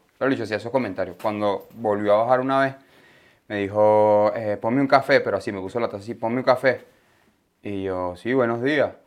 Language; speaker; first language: Spanish; native; Spanish